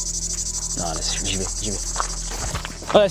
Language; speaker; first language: French; native; French